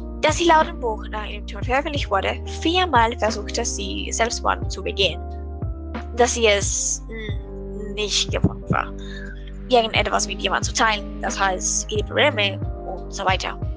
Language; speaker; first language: German; non-native, learner; Spanish